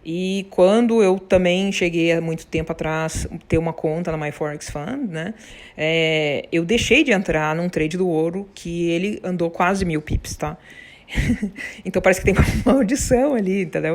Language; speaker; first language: Portuguese; native; Portuguese